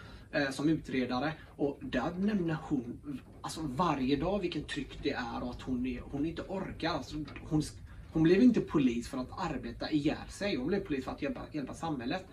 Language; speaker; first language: Swedish; early bilingual, other home language; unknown